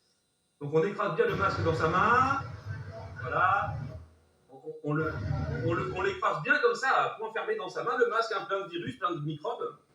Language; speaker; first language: French; native; French